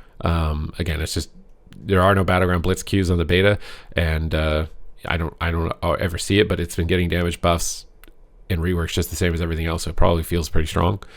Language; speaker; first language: English; native; English